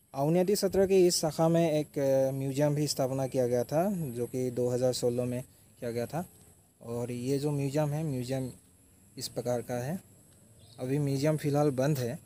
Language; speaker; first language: Hindi; non-native, local second language; Assamese